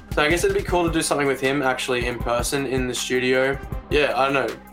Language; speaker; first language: English; native; English